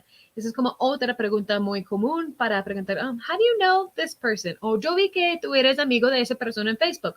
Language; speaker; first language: Spanish; non-native, fluent; English